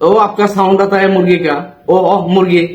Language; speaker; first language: Hindi; non-native, learner; Bangla